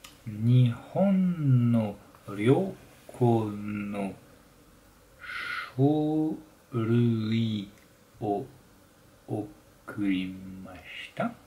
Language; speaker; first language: Japanese; non-native, learner; French